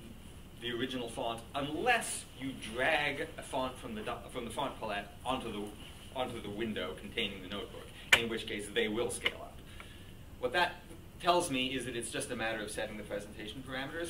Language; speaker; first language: English; native; English